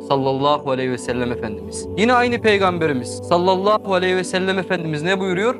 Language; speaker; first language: Turkish; native; Turkish